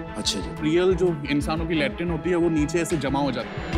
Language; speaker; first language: Hindi; native; Hindi